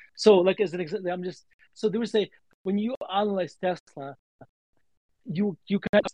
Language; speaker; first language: English; non-native, fluent; Russian